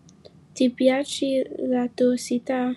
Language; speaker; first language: Italian; non-native, learner; English